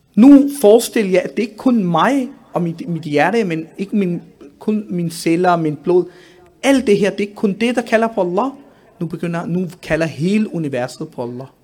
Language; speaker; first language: Danish; early bilingual, other home language; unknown